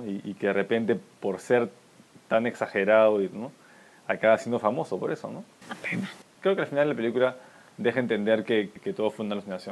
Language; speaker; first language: Spanish; native; Spanish